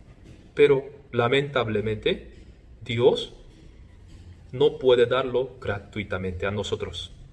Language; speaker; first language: Spanish; non-native, fluent; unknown